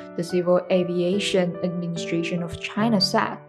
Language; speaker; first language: English; non-native, fluent; Chinese